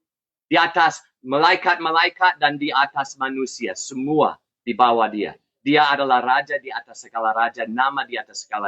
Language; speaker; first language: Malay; non-native, fluent; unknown